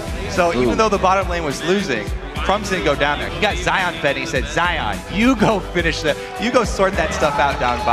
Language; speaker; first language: English; native; English